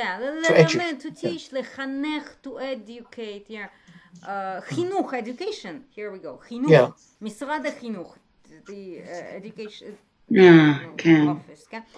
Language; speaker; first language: Hebrew; native; Hebrew